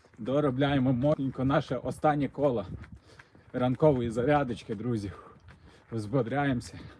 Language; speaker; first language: Ukrainian; non-native, local second language; Russian